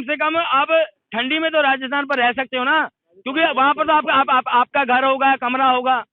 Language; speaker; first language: Hindi; non-native, local second language; Punjabi